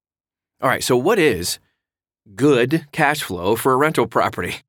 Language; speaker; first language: English; native; English